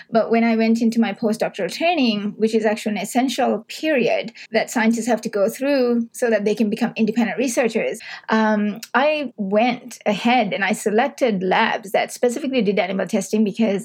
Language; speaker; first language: English; non-native, local second language; Sinhala